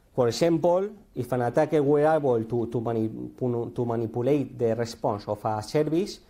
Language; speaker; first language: English; non-native, learner; Spanish